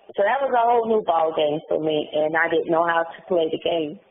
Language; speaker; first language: English; native; English